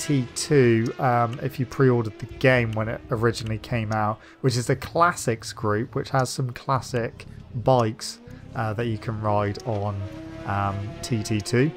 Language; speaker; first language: English; native; English